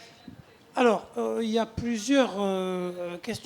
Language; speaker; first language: French; native; French